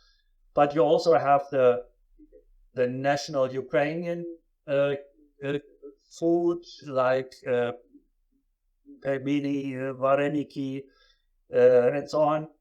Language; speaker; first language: English; non-native, fluent; German